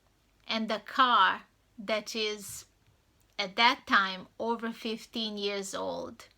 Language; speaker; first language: English; non-native, fluent; Serbian